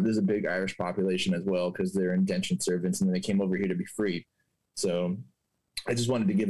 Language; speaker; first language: English; native; English